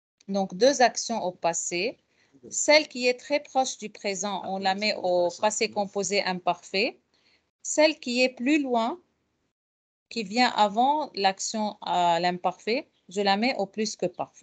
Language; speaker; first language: French; non-native, fluent; Arabic